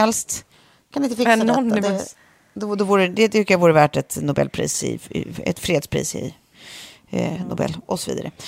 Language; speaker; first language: Swedish; native; Swedish